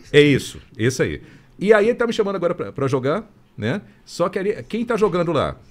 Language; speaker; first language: Portuguese; native; Portuguese